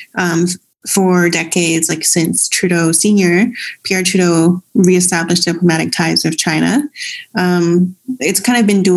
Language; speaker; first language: English; non-native, local second language; Cantonese